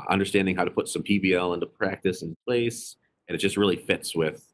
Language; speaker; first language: English; native; English